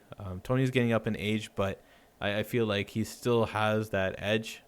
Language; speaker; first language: English; native; English